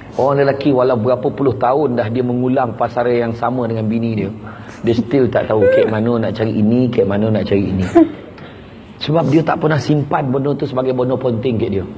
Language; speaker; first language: Malay; native; Malay